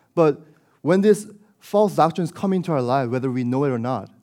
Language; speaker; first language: English; early bilingual, other home language; Korean